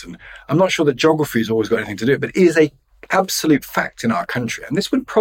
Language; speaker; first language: English; native; English